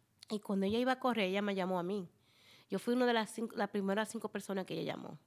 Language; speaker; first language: Spanish; early bilingual, heritage; Spanish